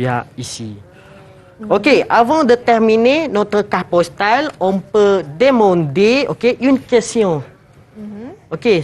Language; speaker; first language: French; non-native, fluent; Malay